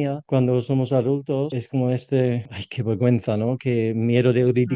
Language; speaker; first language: Spanish; non-native, learner; English